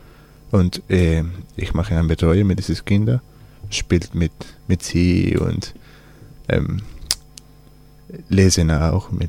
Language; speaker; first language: German; non-native, learner; Spanish